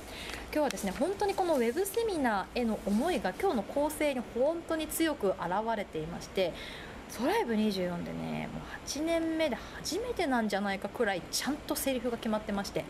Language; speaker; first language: Japanese; native; Japanese